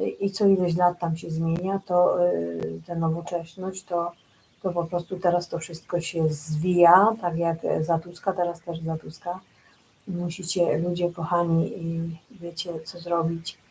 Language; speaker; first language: Polish; native; Polish